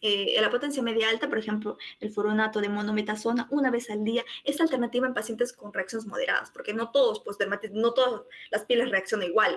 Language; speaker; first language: Spanish; native; Spanish